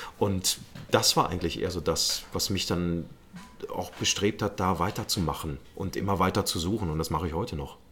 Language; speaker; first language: German; early bilingual, other home language; Arabic